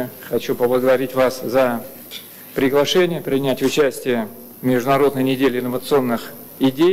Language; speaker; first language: Russian; native; Russian